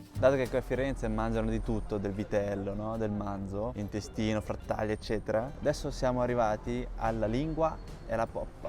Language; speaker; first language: Italian; early bilingual, other home language; Chinese